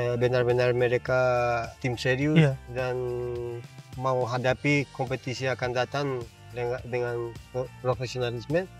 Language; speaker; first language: Indonesian; non-native, fluent; Spanish